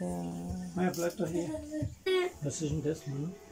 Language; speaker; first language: German; native; German